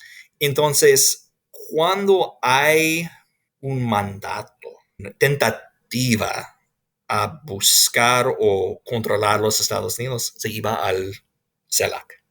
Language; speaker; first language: Spanish; non-native, fluent; English